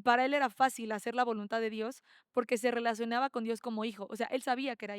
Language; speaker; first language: Spanish; native; Spanish